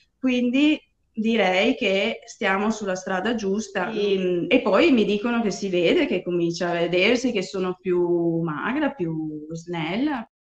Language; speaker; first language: Italian; non-native, fluent; English